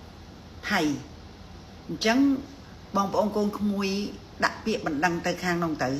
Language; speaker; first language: Khmer; native; Khmer